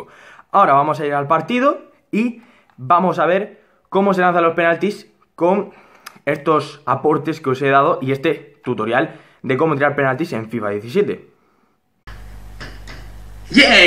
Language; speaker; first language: Spanish; native; Spanish